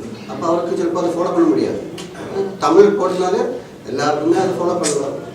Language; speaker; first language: Tamil; non-native, learner; Malayalam